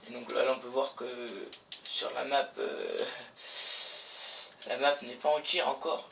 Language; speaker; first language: French; native; French